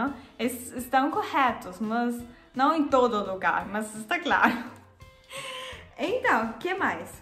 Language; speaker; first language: Portuguese; non-native, learner; German